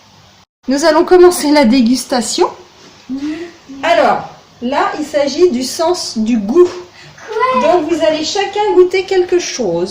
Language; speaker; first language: French; native; French